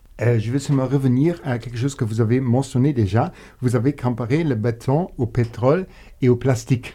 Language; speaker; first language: French; non-native, local second language; Luxembourgish